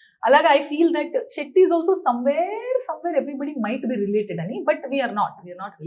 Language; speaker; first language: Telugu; non-native, learner; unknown